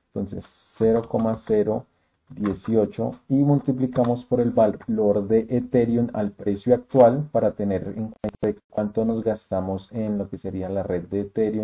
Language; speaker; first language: Spanish; native; Spanish